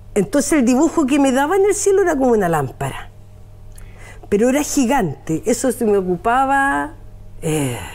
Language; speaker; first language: Spanish; native; Spanish